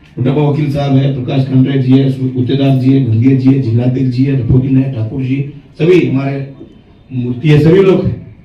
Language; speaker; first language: Hindi; non-native, local second language; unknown